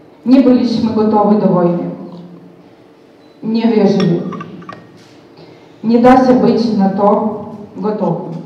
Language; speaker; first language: Polish; non-native, fluent; Ukrainian